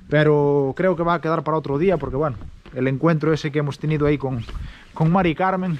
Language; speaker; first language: Spanish; native; Spanish